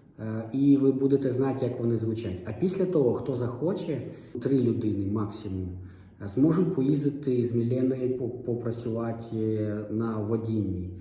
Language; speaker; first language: Ukrainian; native; Ukrainian